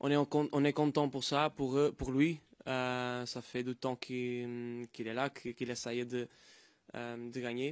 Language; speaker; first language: French; non-native, fluent; Portuguese